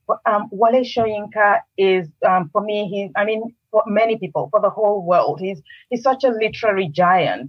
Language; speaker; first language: English; non-native, local second language; Yoruba